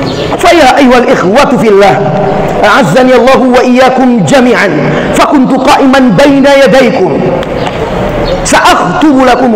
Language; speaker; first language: Arabic; non-native, fluent; Indonesian